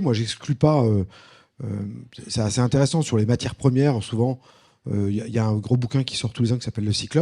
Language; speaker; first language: French; native; French